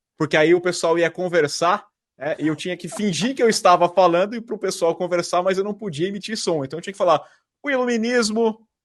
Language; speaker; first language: Portuguese; native; Portuguese